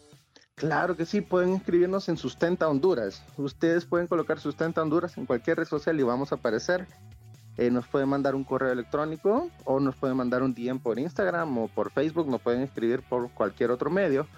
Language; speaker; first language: Spanish; native; Spanish